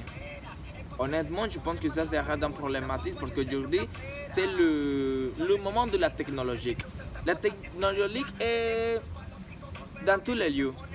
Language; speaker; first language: French; non-native, learner; Spanish